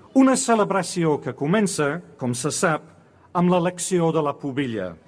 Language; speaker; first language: Catalan; non-native, fluent; English